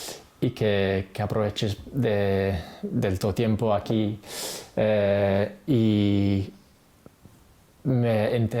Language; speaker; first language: Spanish; non-native, fluent; English